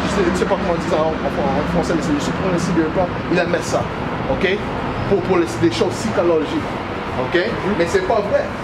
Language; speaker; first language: French; non-native, learner; English